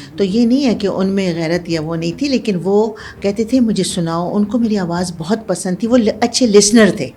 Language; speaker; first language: Urdu; non-native, local second language; Pashto